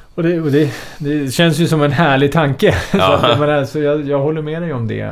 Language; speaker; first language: Swedish; native; Swedish